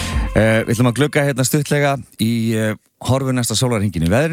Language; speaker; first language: Icelandic; native; Icelandic